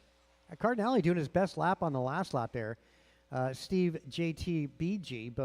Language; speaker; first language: English; native; English